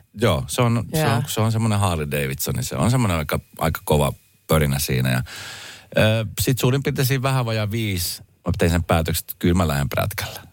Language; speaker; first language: Finnish; early bilingual, other home language; Spanish